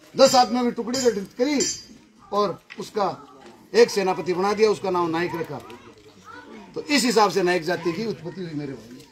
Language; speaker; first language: Hindi; native; Hindi